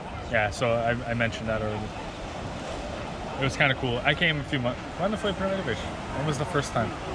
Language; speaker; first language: English; native; English